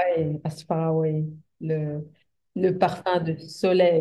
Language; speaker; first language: French; non-native, fluent; Arabic